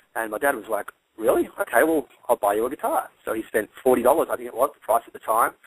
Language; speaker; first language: English; native; English